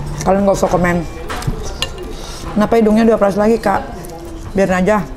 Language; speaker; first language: Indonesian; native; Indonesian